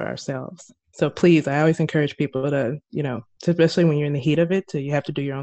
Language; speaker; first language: English; native; English